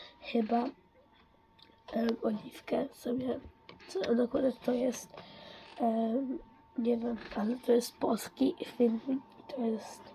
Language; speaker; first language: Polish; early bilingual, heritage; Dutch